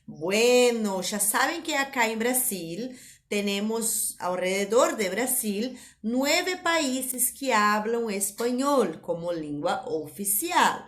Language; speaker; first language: Spanish; non-native, fluent; Portuguese